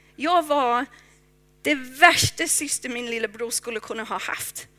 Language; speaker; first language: Swedish; non-native, fluent; English